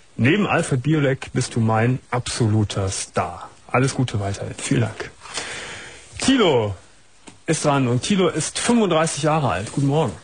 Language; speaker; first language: German; native; German